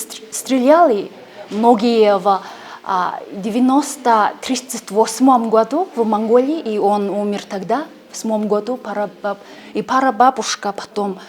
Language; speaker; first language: Russian; non-native, learner; Mongolian